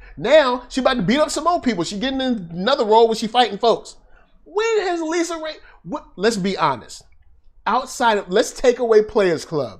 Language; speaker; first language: English; native; English